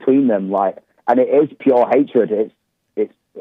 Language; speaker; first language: English; native; English